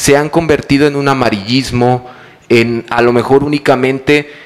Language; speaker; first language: Spanish; native; Spanish